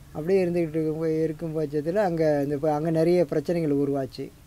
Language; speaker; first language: Tamil; native; Tamil